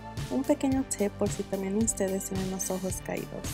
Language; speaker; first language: Spanish; early bilingual, heritage; Spanish